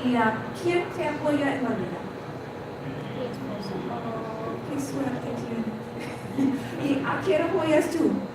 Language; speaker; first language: Spanish; non-native, fluent; English